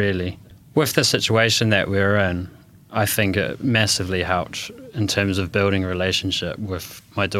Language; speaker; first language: English; native; English